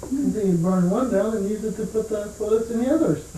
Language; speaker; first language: English; native; English